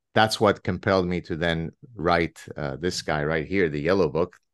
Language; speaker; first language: English; early bilingual, other home language; Arabic